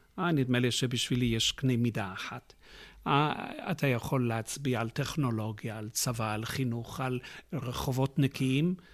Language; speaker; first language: Hebrew; non-native, fluent; English